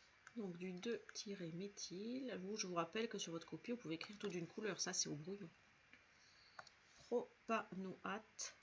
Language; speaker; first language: French; native; French